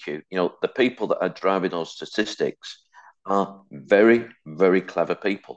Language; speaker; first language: English; native; English